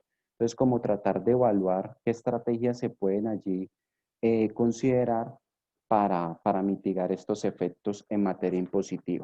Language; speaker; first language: Spanish; native; Spanish